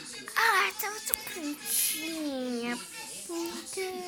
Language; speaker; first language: Portuguese; native; Portuguese